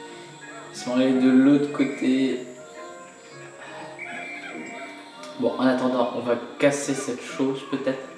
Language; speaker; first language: French; native; French